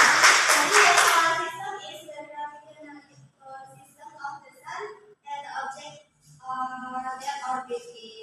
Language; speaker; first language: English; non-native, learner; Indonesian